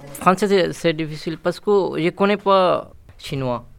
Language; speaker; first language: French; non-native, learner; Bangla